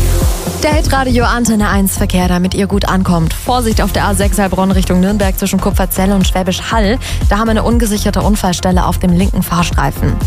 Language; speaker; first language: German; native; German